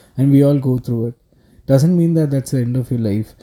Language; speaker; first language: English; non-native, local second language; Telugu